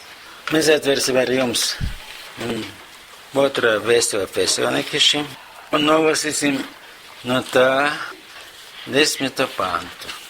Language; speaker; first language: Latvian; non-native, local second language; Russian